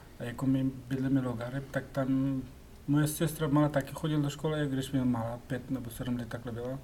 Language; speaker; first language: Czech; non-native, learner; Pashto